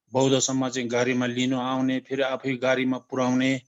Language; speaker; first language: Nepali; non-native, local second language; Tibetan